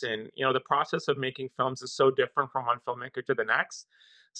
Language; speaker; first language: English; non-native, local second language; Urdu